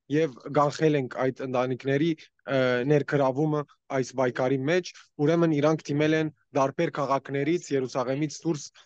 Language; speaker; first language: Armenian; early bilingual, heritage; Armenian